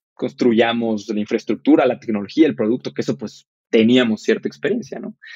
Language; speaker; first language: Spanish; native; Spanish